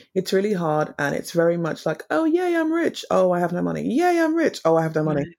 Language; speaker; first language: English; native; English